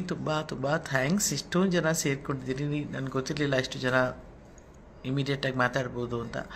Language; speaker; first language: Kannada; non-native, local second language; Telugu